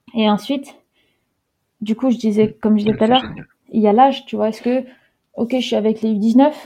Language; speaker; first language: French; early bilingual, heritage; Dutch